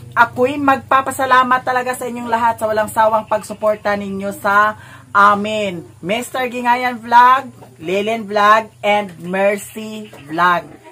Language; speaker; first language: Filipino; non-native, local second language; Cebuano